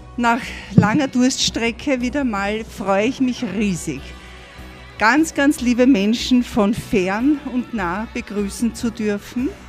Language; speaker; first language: German; native; German